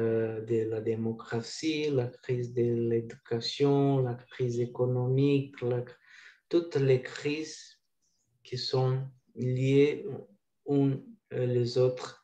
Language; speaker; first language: French; non-native, learner; Portuguese